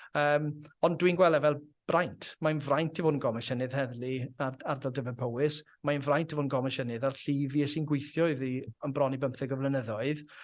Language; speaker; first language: Welsh; native; Welsh